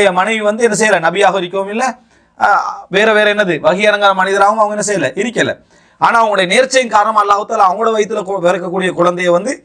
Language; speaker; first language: Tamil; native; Tamil